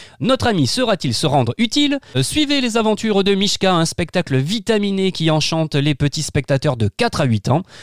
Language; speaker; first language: French; native; French